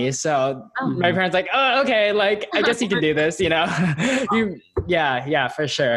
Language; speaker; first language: English; native; English